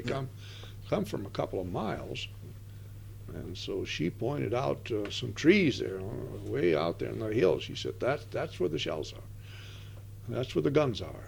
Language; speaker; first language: English; early bilingual, other home language; Dutch